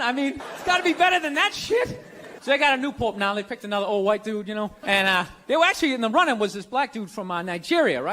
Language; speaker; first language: English; native; English